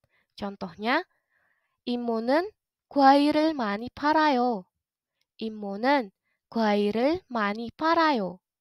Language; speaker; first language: Korean; non-native, fluent; Indonesian